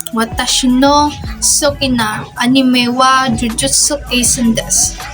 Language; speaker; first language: Japanese; non-native, learner; Filipino